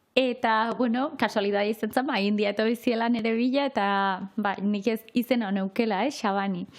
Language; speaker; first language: Basque; native; Basque